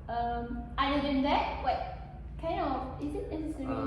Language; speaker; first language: English; non-native, learner; Malay